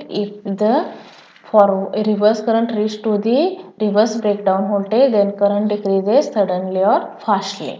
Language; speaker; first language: English; non-native, local second language; Marathi